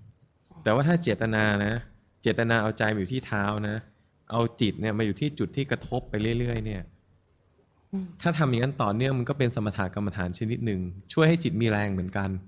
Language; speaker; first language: Thai; native; Thai